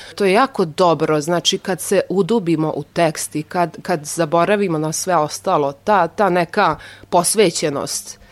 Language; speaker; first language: Serbian; non-native, local second language; Hungarian